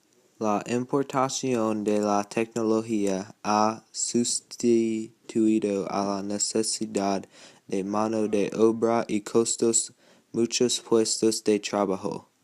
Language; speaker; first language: Spanish; non-native, learner; English